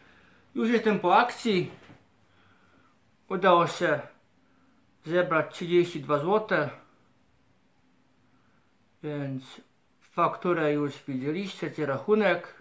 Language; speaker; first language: Polish; native; Polish